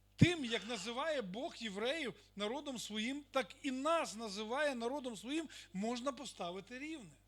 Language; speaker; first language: Ukrainian; non-native, local second language; Russian